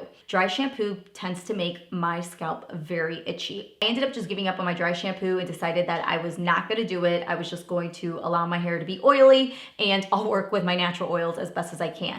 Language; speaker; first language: English; native; English